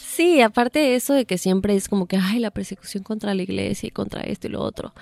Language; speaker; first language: Spanish; native; Spanish